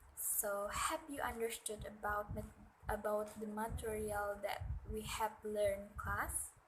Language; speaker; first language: English; non-native, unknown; Indonesian